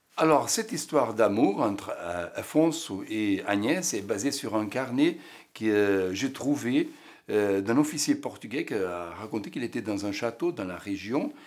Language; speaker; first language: French; non-native, fluent; Portuguese